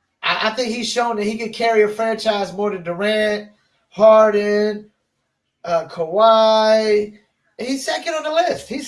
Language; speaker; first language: English; native; English